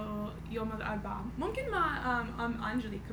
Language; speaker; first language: Arabic; non-native, learner; English